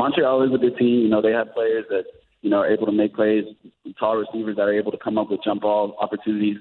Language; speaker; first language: English; native; English